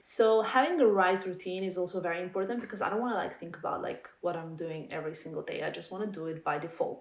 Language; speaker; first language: English; non-native, fluent; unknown